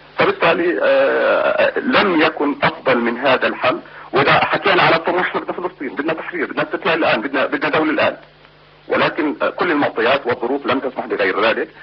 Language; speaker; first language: Arabic; native; Arabic